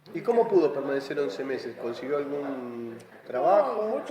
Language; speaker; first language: Spanish; native; Spanish